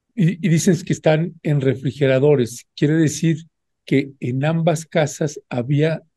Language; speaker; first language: Spanish; native; Spanish